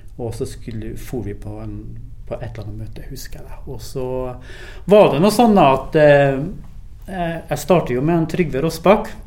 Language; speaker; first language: Norwegian; early bilingual, other home language; English